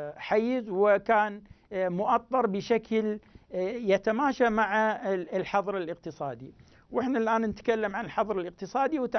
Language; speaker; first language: Arabic; native; Arabic